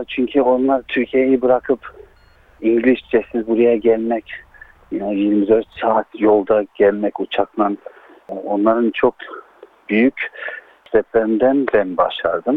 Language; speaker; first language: Turkish; early bilingual, heritage; Turkish